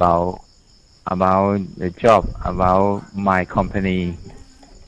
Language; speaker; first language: English; non-native, learner; Thai